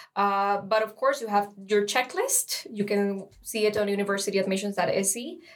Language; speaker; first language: English; non-native, fluent; Spanish